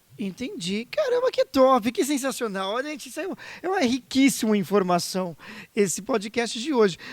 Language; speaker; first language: Portuguese; native; Portuguese